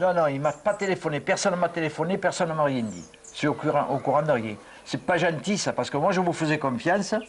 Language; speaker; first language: French; native; French